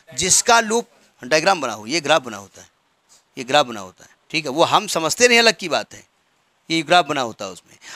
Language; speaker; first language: Hindi; native; Hindi